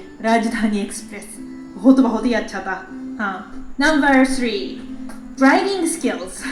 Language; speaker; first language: Hindi; non-native, fluent; Japanese